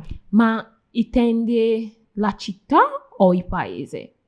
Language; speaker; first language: Italian; non-native, fluent; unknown